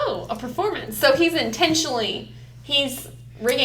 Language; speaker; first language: English; native; English